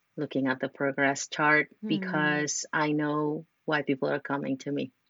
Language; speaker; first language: English; non-native, fluent; Spanish